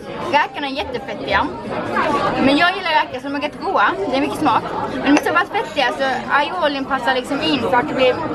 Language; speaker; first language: Swedish; native; Swedish